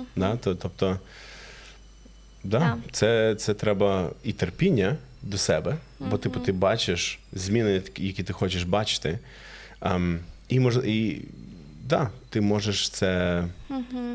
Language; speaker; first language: Ukrainian; non-native, fluent; English